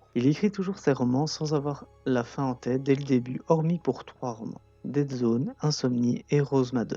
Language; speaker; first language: French; native; French